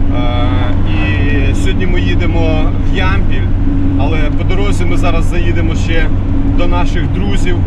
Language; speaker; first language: Ukrainian; non-native, local second language; Russian